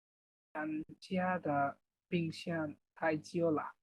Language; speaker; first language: Chinese; non-native, learner; Bangla